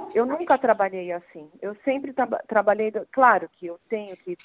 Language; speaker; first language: Portuguese; native; Portuguese